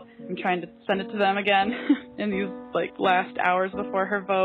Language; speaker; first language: English; native; English